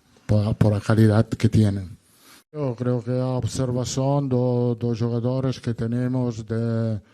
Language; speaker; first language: Spanish; non-native, fluent; Italian